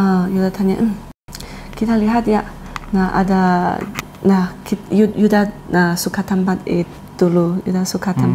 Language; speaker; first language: Indonesian; non-native, learner; Chinese